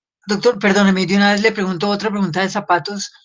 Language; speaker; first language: Spanish; native; Spanish